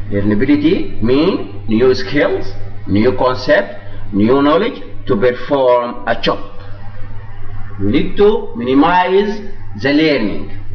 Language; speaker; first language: English; non-native, fluent; Arabic